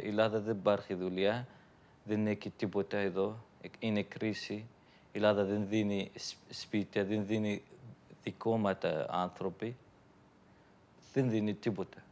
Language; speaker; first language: Greek; non-native, learner; Arabic